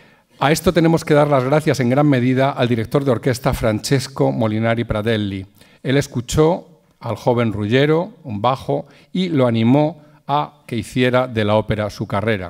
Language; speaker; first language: Spanish; native; Spanish